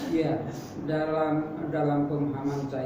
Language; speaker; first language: Indonesian; native; Indonesian